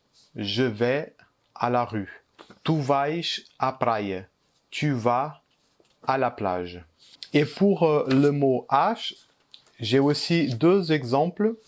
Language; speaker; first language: French; early bilingual, heritage; Portuguese